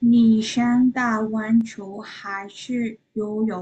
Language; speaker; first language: Chinese; non-native, learner; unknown